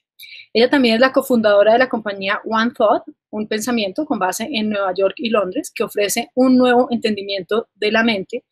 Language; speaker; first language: Spanish; native; Spanish